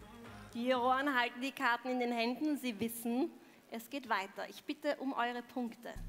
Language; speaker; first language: German; native; German